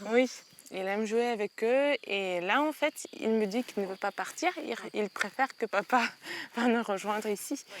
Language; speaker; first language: French; non-native, fluent; Ukrainian